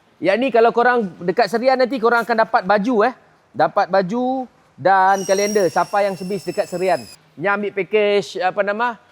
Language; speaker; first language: Malay; native; Malay